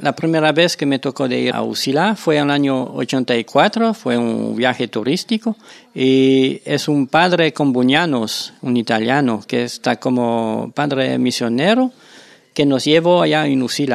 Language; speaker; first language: Spanish; non-native, fluent; French